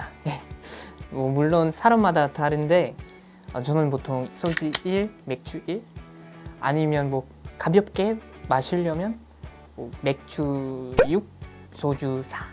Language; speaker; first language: Korean; non-native, fluent; English